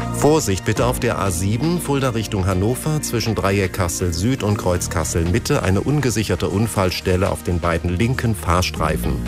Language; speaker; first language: German; native; German